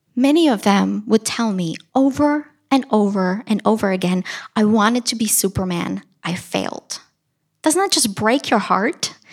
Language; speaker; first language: English; early bilingual, other home language; Russian